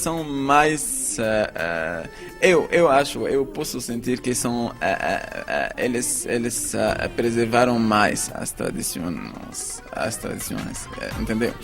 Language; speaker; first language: Portuguese; non-native, fluent; Arabic